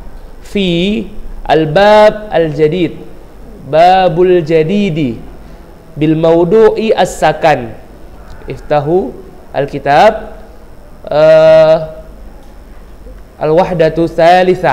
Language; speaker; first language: Arabic; non-native, fluent; Indonesian